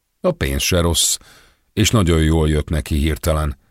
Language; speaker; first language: Hungarian; native; Hungarian